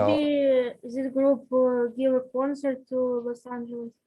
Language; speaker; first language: English; non-native, learner; Ukrainian